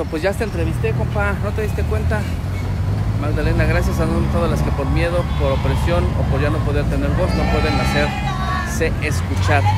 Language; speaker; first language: Spanish; native; Spanish